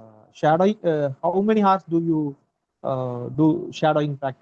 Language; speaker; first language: English; non-native, learner; Tamil